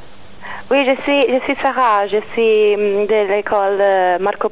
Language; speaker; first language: French; non-native, learner; Italian